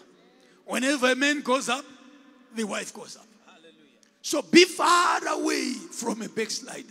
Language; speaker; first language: English; non-native, local second language; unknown